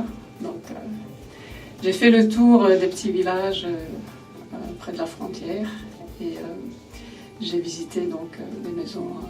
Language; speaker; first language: French; non-native, fluent; Finnish